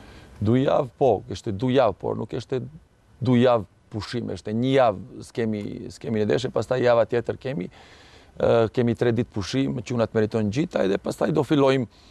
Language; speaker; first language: Albanian; non-native, learner; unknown